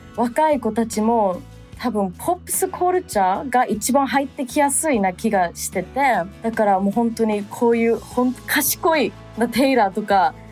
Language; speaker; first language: Japanese; early bilingual, other home language; English